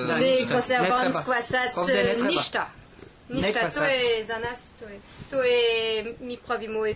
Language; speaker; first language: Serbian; non-native, learner; French